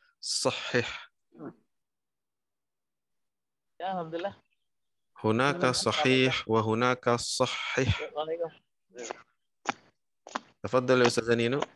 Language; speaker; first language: Arabic; non-native, fluent; Indonesian